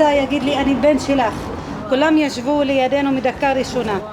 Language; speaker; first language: Hebrew; non-native, local second language; Arabic